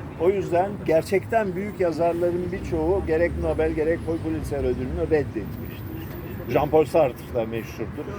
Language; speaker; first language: Turkish; native; Turkish